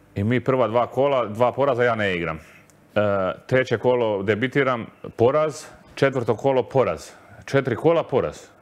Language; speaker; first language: Croatian; native; Croatian